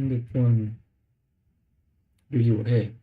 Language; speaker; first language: Korean; non-native, learner; English